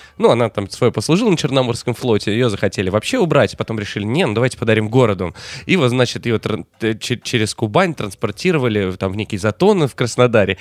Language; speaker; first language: Russian; native; Russian